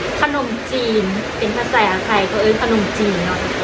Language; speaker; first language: Thai; non-native, learner; Lao